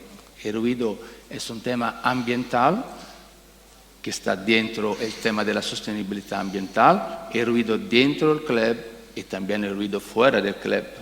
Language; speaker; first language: Spanish; non-native, learner; Italian